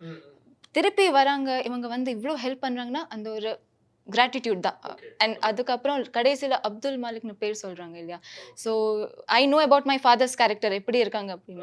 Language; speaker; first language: Tamil; non-native, fluent; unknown